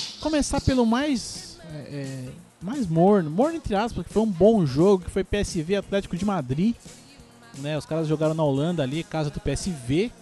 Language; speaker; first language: Portuguese; native; Portuguese